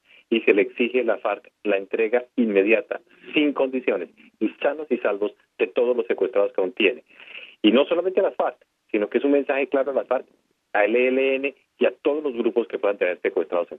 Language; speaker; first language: Spanish; native; Spanish